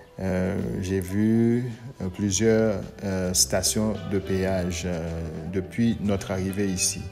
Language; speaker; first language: French; non-native, local second language; Haitian Creole